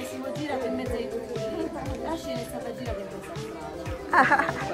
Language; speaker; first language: Italian; native; Italian